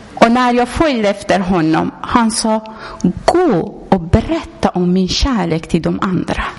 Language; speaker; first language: Swedish; non-native, learner; Persian